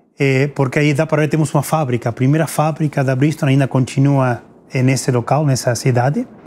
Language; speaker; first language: Portuguese; non-native, fluent; Spanish